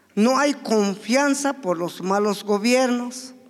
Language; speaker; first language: Spanish; non-native, local second language; Tzotzil